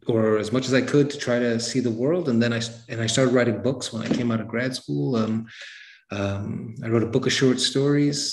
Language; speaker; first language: English; native; English